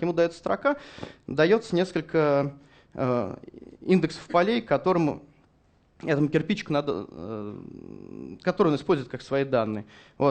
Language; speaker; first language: Russian; native; Russian